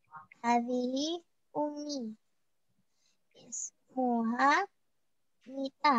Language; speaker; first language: Arabic; non-native, learner; Indonesian